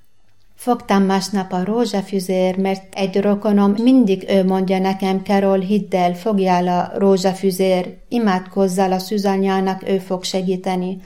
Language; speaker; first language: Hungarian; non-native, learner; Arabic